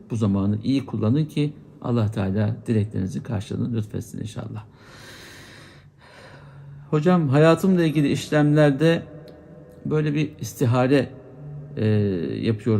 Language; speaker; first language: Turkish; native; Turkish